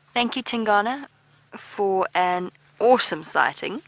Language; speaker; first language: English; native; English